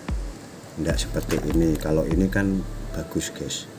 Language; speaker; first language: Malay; non-native, local second language; Javanese